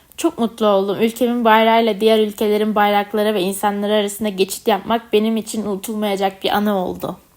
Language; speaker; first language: Turkish; native; Turkish